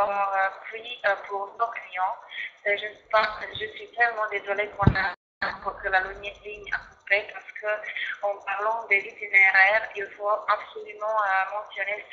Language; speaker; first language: French; non-native, fluent; Croatian